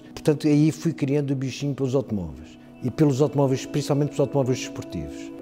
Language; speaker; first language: Portuguese; native; Portuguese